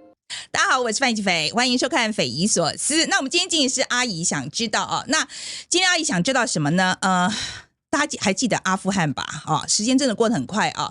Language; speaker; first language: Chinese; native; Chinese